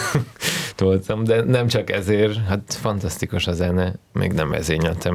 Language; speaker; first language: Hungarian; early bilingual, heritage; Hungarian